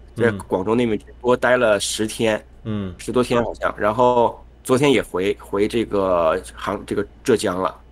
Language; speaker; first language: Chinese; native; Chinese